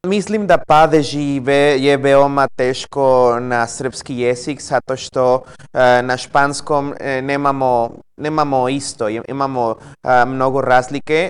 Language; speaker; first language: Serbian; non-native, learner; Spanish